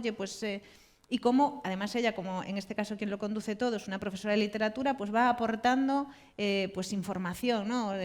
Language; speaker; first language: Spanish; native; Spanish